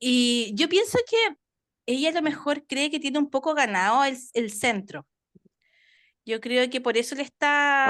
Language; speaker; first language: Spanish; native; Spanish